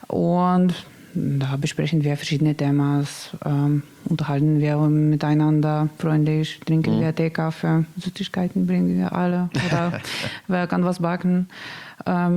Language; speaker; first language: German; non-native, learner; Russian